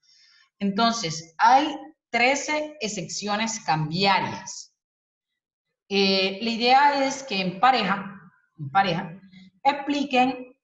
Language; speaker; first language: Spanish; native; Spanish